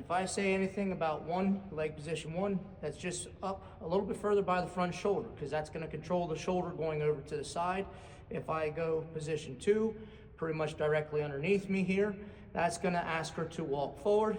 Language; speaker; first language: English; native; English